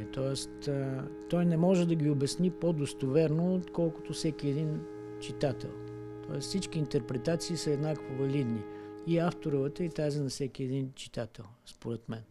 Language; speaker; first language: Bulgarian; native; Bulgarian